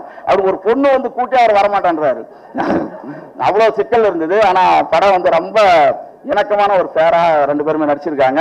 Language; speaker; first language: Tamil; native; Tamil